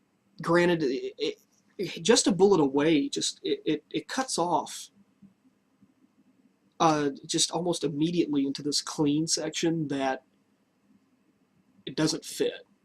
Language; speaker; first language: English; native; English